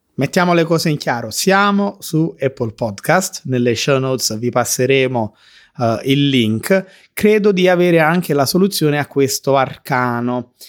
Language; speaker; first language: Italian; native; Italian